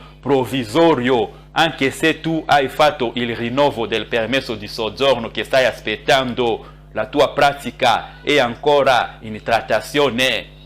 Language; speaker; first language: Italian; non-native, fluent; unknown